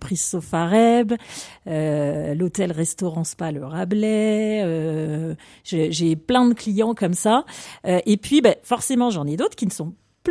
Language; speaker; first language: French; native; French